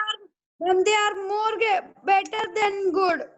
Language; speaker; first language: English; non-native, learner; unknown